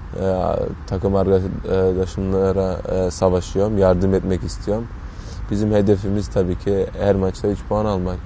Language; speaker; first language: Turkish; early bilingual, heritage; Turkish